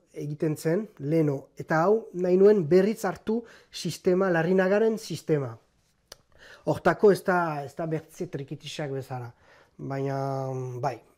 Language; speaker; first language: Basque; native; Basque